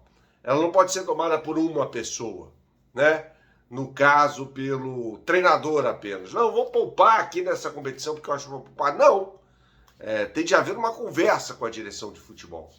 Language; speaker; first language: Portuguese; native; Portuguese